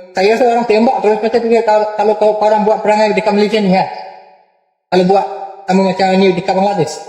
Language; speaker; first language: Malay; non-native, fluent; Bangla